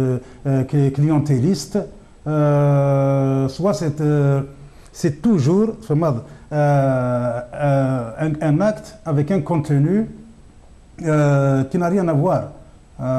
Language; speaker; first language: French; non-native, local second language; Kabyle